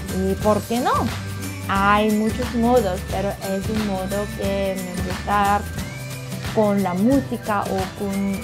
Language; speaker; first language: Spanish; non-native, learner; Korean